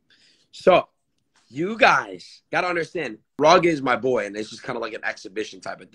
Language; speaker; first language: English; native; English